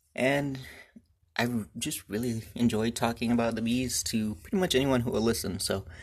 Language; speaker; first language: English; native; English